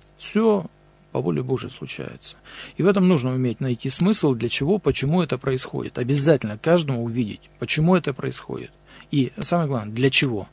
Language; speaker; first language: Russian; native; Russian